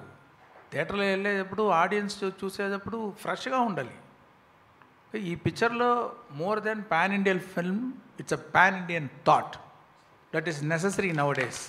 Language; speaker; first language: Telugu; non-native, local second language; Tamil